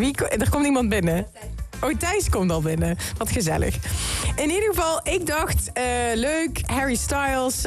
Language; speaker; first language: Dutch; native; Dutch